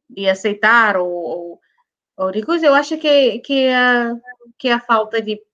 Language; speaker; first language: Portuguese; non-native, local second language; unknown